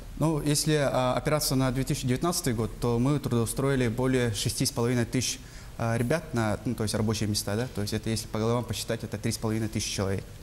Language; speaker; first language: Russian; non-native, local second language; Yakut